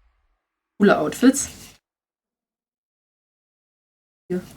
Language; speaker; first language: German; native; German